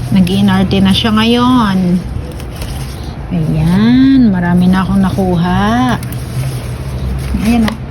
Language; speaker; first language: Filipino; non-native, local second language; Bikol